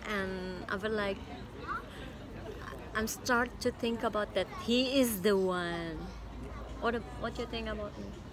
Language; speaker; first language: English; non-native, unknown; Indonesian